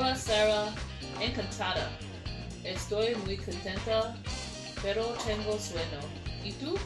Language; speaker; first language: Spanish; non-native, learner; English